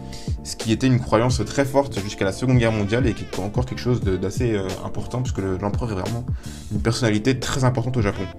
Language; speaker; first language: French; native; French